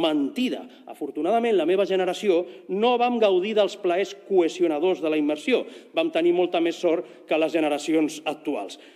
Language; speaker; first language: Catalan; non-native, local second language; Spanish